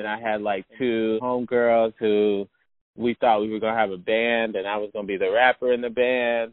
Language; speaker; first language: English; native; English